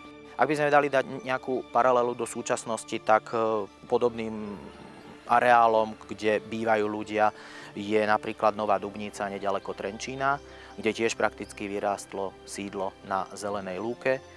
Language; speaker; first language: Slovak; native; Slovak